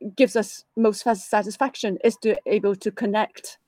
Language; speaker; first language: English; non-native, local second language; Cantonese